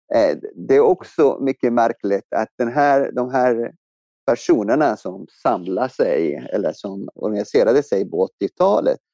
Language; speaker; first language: Swedish; non-native, fluent; Arabic